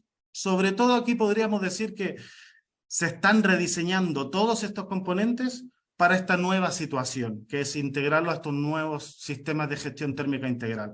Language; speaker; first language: Spanish; native; Spanish